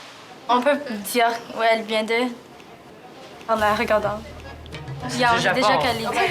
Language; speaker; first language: French; early bilingual, other home language; Bangla